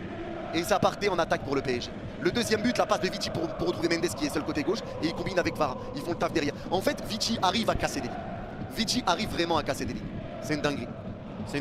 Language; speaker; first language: French; native; French